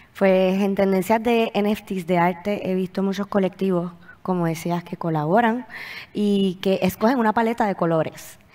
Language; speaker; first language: Spanish; native; Spanish